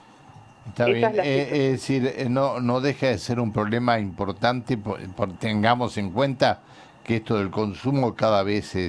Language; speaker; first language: Spanish; native; Spanish